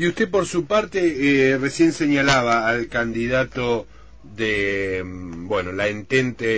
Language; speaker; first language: Spanish; native; Spanish